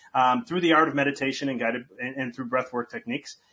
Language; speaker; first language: English; native; English